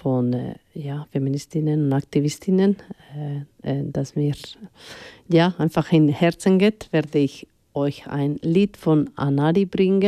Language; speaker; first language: German; non-native, fluent; Spanish